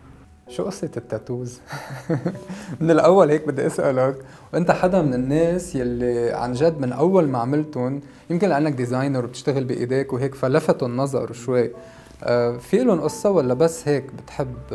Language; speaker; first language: Arabic; native; Arabic